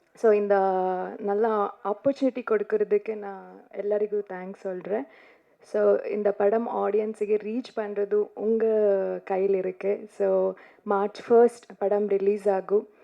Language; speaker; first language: Tamil; non-native, learner; Kannada